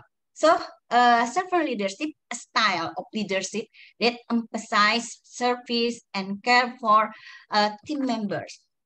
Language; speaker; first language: English; non-native, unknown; Indonesian